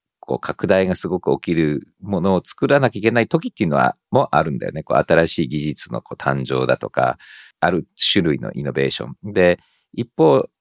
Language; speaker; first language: Japanese; early bilingual, heritage; Japanese